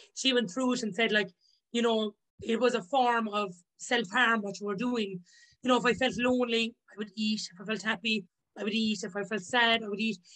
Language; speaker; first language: English; native; English